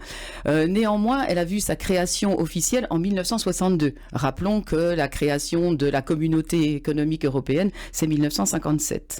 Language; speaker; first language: French; native; French